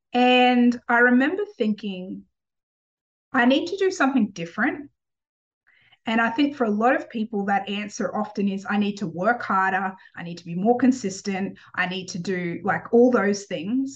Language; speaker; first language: English; native; English